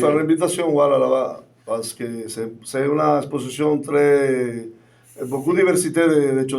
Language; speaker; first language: French; non-native, learner; Spanish